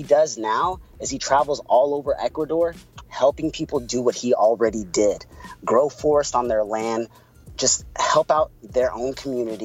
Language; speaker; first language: English; non-native, fluent; Spanish